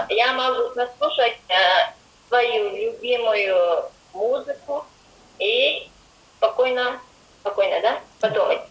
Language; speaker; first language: Russian; non-native, learner; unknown